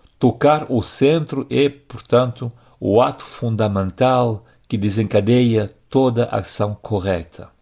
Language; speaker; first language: Portuguese; non-native, fluent; French